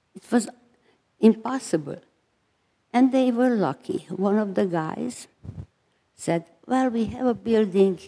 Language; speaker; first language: English; non-native, fluent; Hungarian